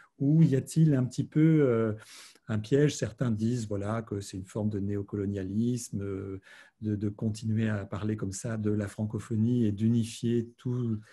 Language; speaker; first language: French; native; French